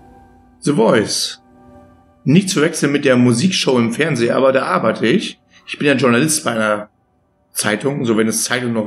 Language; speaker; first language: German; native; German